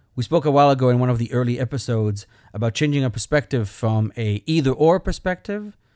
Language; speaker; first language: English; non-native, fluent; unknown